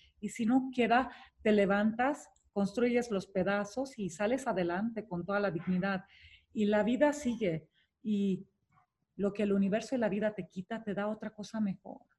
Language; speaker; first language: Spanish; non-native, fluent; Romanian